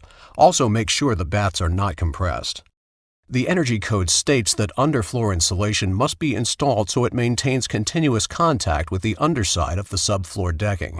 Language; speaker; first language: English; native; English